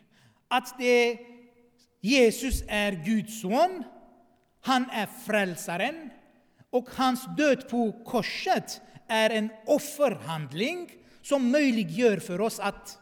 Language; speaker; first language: Swedish; non-native, fluent; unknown